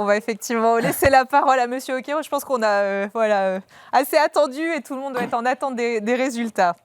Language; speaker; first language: French; native; French